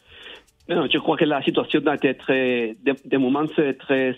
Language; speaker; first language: French; non-native, learner; Spanish